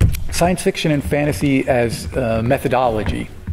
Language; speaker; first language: English; early bilingual, other home language; Spanish